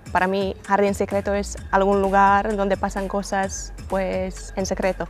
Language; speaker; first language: Spanish; non-native, fluent; Russian